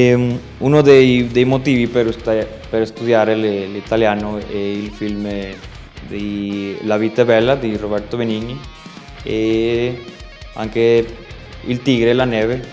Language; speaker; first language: Italian; non-native, learner; Spanish